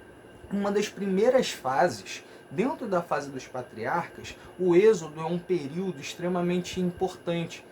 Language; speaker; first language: Portuguese; native; Portuguese